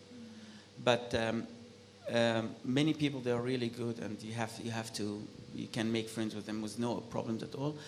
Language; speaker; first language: English; non-native, fluent; Arabic